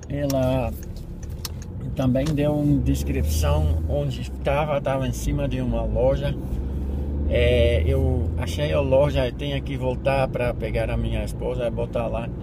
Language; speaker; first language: Portuguese; non-native, learner; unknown